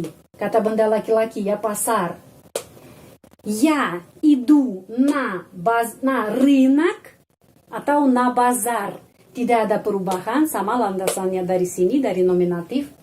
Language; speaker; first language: Indonesian; non-native, fluent; Russian